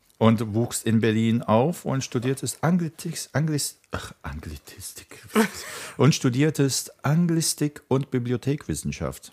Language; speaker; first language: German; early bilingual, other home language; Czech